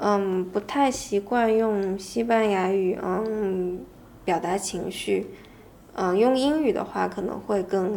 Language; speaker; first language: Spanish; non-native, learner; Chinese